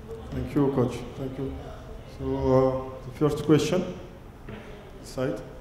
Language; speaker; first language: English; non-native, learner; Arabic